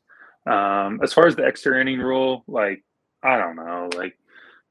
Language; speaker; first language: English; native; English